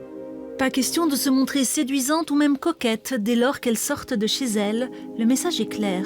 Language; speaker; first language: French; native; French